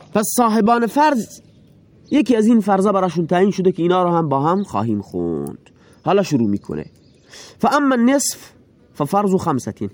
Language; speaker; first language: Persian; non-native, local second language; Baluchi